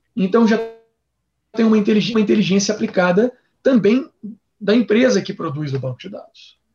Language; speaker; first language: Portuguese; native; Portuguese